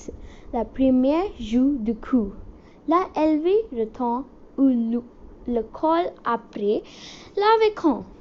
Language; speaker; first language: French; non-native, learner; Hindi